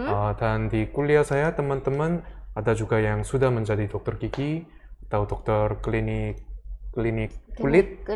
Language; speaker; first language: Indonesian; early bilingual, other home language; Korean